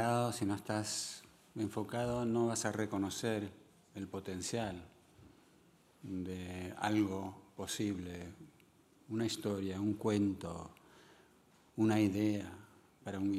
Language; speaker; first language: Spanish; early bilingual, other home language; English